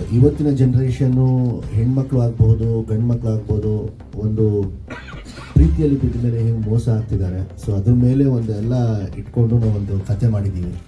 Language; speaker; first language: Kannada; non-native, local second language; Urdu